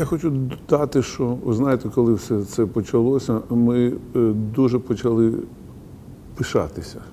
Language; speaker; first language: Ukrainian; non-native, local second language; Russian